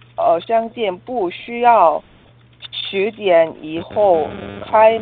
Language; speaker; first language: Chinese; non-native, learner; Korean